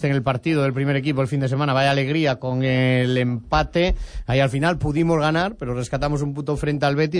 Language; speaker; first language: Spanish; native; Spanish